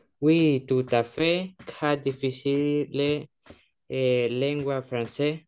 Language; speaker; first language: French; non-native, learner; Spanish